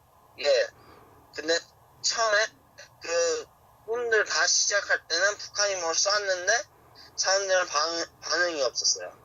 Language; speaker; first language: Korean; early bilingual, heritage; Korean